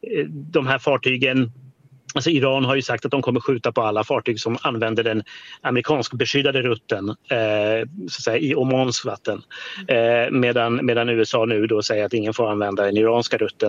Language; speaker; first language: Swedish; native; Swedish